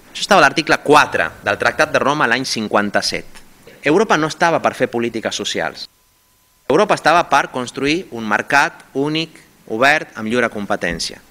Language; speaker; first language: Catalan; non-native, fluent; Spanish